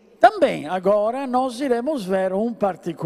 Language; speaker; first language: Portuguese; non-native, fluent; Italian